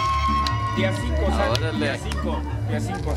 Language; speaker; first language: Spanish; native; Spanish